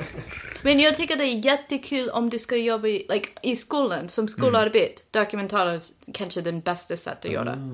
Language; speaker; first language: Swedish; non-native, learner; English